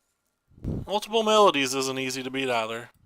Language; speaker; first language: English; native; English